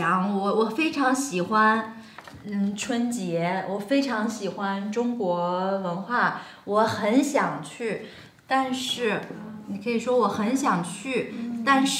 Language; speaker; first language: Chinese; non-native, learner; French